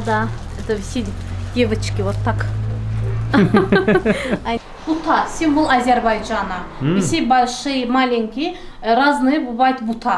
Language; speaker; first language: Russian; non-native, local second language; Azerbaijani